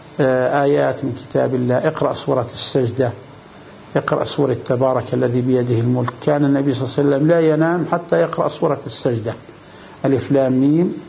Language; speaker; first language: Arabic; native; Arabic